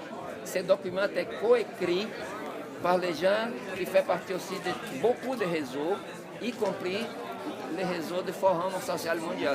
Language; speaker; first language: French; non-native, fluent; Portuguese